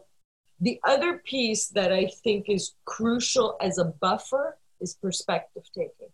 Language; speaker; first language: English; native; English